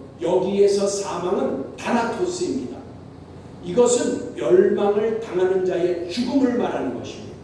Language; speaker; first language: Korean; native; Korean